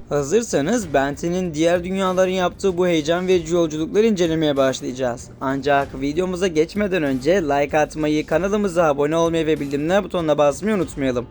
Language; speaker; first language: Turkish; native; Turkish